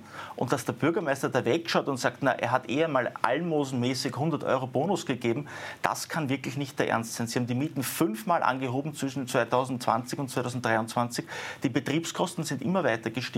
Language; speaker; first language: German; native; German